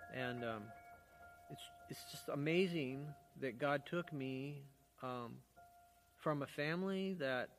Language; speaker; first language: English; native; English